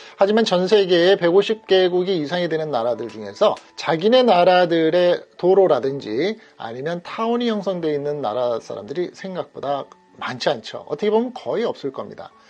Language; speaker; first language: Korean; native; Korean